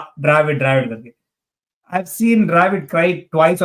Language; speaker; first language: English; non-native, local second language; Hindi